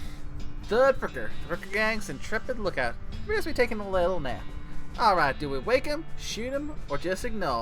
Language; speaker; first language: English; native; English